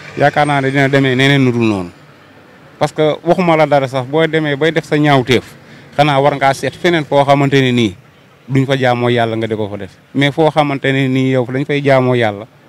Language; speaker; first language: Wolof; native; Wolof